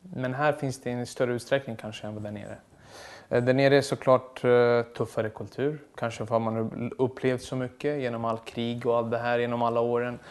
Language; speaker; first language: Swedish; early bilingual, other home language; Serbian